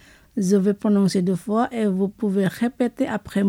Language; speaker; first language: French; non-native, fluent; Indonesian